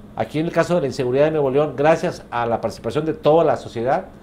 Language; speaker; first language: Spanish; native; Spanish